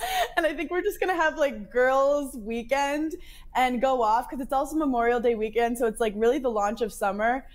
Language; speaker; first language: English; native; English